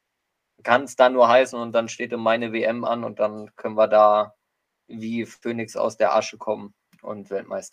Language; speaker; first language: German; native; German